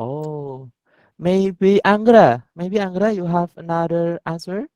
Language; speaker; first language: English; non-native, learner; Indonesian